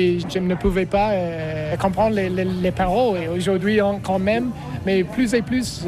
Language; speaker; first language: French; non-native, learner; English